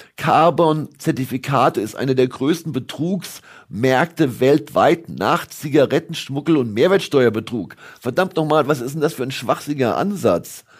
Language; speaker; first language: German; native; German